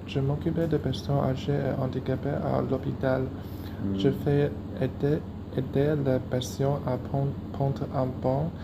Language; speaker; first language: French; non-native, learner; Chinese